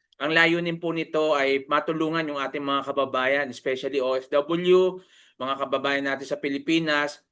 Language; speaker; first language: Filipino; native; Filipino